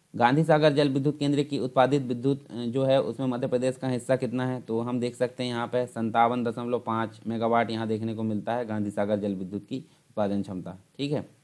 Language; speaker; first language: Hindi; native; Hindi